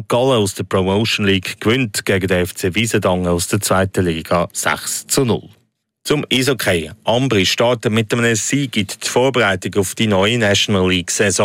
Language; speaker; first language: German; native; German